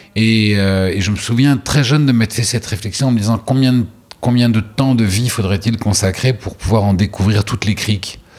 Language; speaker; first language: French; native; French